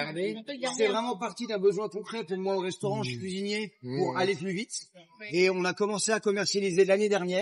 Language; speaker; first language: French; native; French